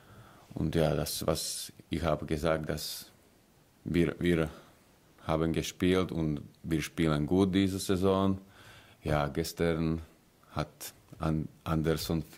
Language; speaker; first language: German; non-native, learner; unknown